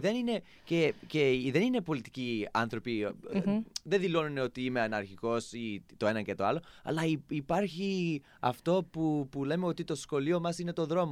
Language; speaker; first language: Greek; non-native, fluent; English